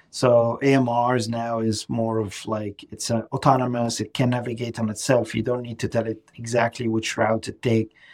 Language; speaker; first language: English; non-native, fluent; Arabic